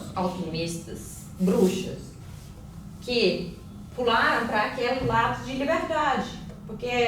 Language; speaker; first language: Portuguese; non-native, fluent; Finnish